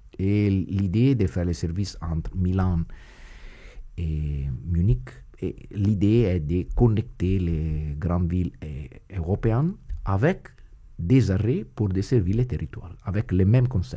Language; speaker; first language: French; non-native, fluent; Italian